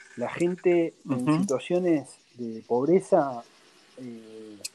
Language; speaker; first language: Spanish; native; Spanish